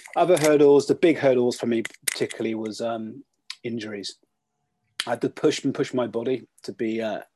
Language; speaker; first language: English; native; English